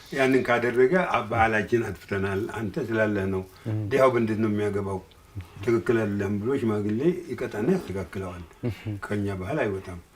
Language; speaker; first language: Amharic; non-native, local second language; Oromo